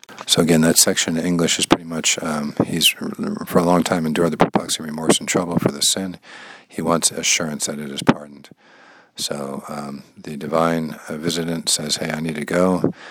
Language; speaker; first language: English; native; English